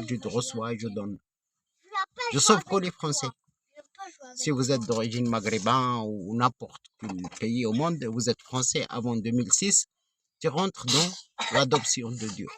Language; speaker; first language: French; non-native, fluent; Arabic